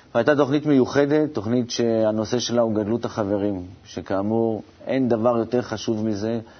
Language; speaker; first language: Hebrew; native; Hebrew